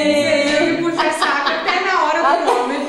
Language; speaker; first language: Portuguese; native; Portuguese